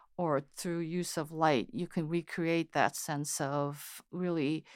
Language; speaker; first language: English; non-native, fluent; Korean